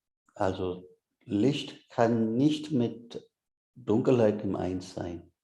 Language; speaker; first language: German; non-native, fluent; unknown